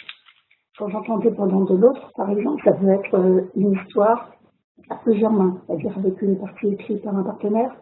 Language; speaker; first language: French; native; French